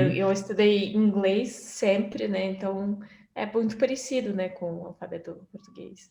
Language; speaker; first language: Portuguese; non-native, fluent; Russian